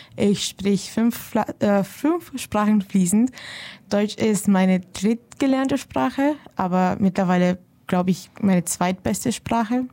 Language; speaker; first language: German; early bilingual, other home language; Romanian